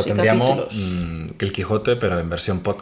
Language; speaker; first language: Spanish; native; Spanish